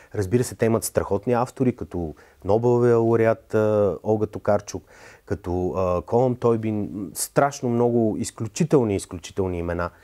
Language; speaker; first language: Bulgarian; native; Bulgarian